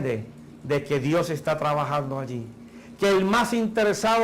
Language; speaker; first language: Spanish; native; Spanish